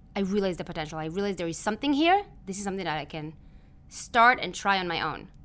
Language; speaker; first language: English; early bilingual, other home language; Hebrew